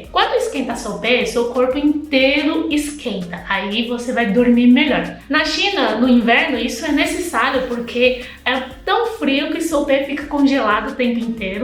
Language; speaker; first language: Portuguese; non-native, fluent; Chinese